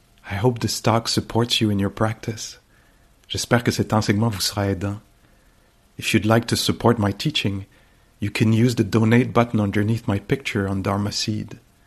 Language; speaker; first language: English; non-native, fluent; French